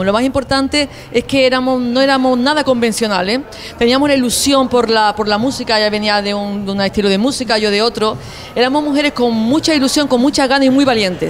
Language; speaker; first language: Spanish; native; Spanish